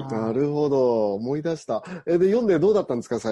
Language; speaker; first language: Japanese; native; Japanese